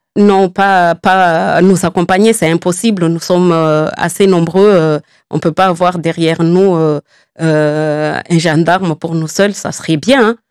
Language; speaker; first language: French; non-native, local second language; Comorian